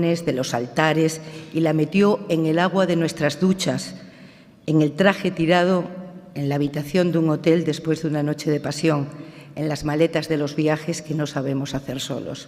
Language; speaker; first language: Spanish; native; Spanish